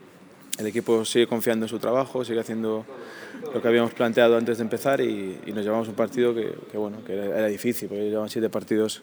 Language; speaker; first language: Spanish; native; Spanish